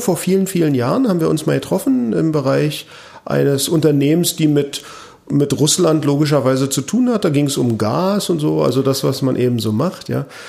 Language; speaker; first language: German; native; German